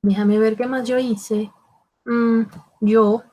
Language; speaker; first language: Spanish; non-native, fluent; Portuguese